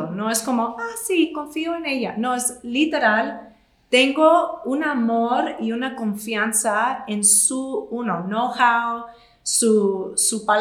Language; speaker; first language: Spanish; non-native, fluent; English